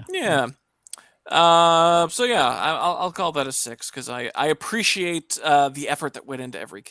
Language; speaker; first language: English; native; English